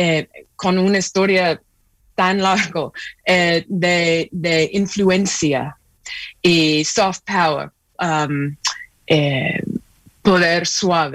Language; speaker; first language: Spanish; non-native, fluent; English